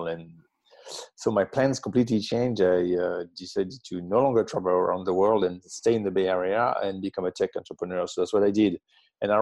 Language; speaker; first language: English; non-native, fluent; French